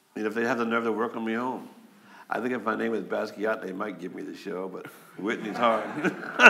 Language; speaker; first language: English; native; English